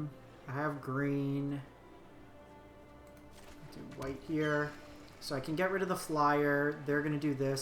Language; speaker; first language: English; native; English